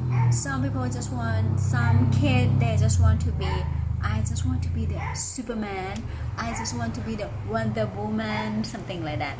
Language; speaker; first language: English; non-native, learner; Thai